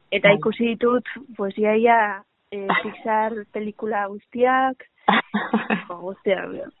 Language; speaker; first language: Basque; non-native, local second language; Spanish